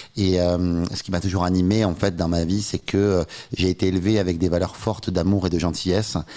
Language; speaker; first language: French; native; French